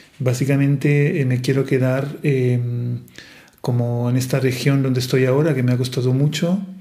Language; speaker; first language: Spanish; non-native, fluent; Italian